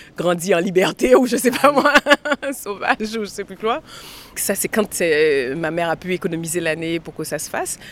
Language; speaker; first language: French; native; French